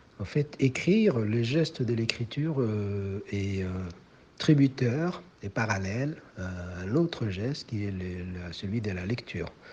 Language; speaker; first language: French; non-native, local second language; Somali